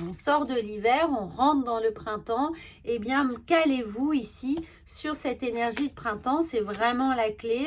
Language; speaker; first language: French; native; French